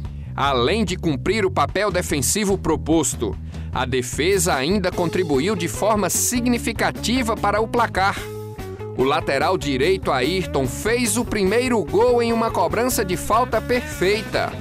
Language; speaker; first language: Portuguese; native; Portuguese